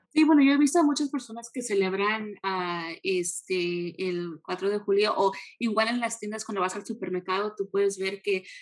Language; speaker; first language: Spanish; early bilingual, heritage; Spanish